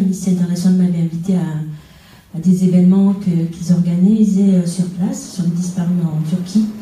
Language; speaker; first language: French; non-native, local second language; Arabic